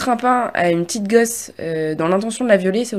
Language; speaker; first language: French; native; French